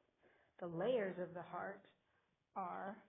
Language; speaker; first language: English; native; English